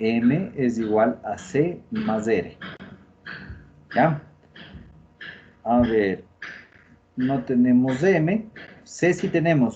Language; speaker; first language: Spanish; native; Spanish